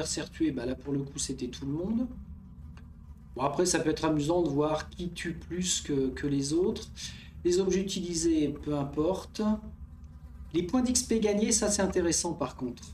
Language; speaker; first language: French; native; French